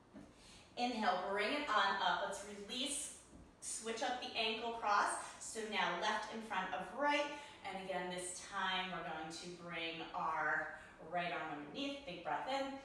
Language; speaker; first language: English; native; English